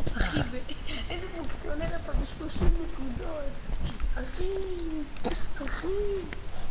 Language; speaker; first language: Hebrew; native; Hebrew